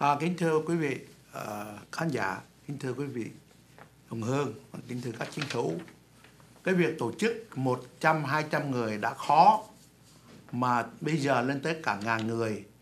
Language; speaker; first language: Vietnamese; native; Vietnamese